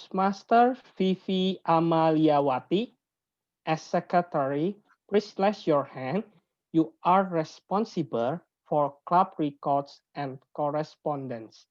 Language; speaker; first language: English; non-native, fluent; Indonesian